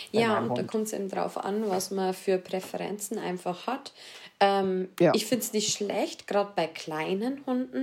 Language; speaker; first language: German; native; German